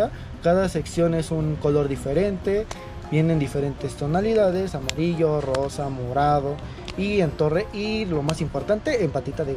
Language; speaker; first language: Spanish; native; Spanish